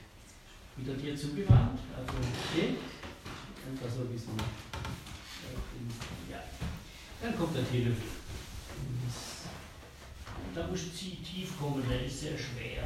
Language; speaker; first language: German; native; German